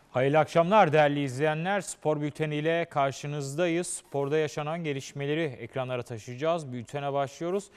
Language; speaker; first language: Turkish; native; Turkish